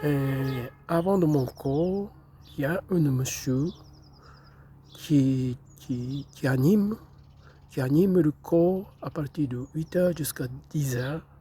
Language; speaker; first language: French; non-native, fluent; Japanese